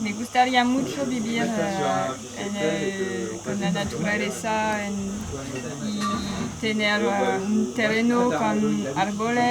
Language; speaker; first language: Spanish; non-native, fluent; French